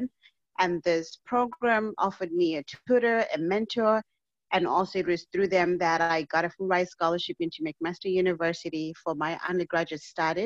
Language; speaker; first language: English; non-native, local second language; North Ndebele